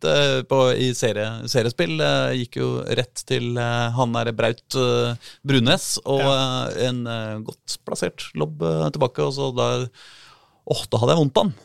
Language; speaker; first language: Norwegian; native; Norwegian